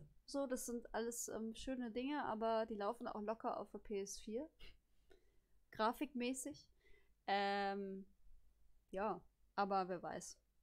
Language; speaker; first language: German; native; German